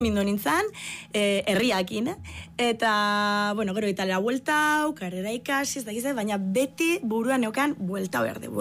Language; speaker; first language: Basque; non-native, fluent; Italian